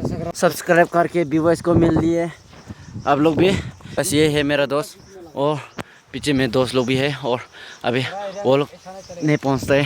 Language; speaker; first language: Hindi; non-native, local second language; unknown